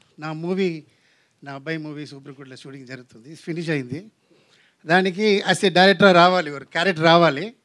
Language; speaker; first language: Telugu; non-native, learner; Tamil